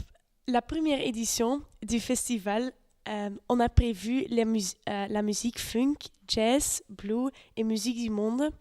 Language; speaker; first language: French; non-native, learner; Dutch